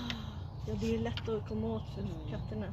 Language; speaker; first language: Swedish; native; Swedish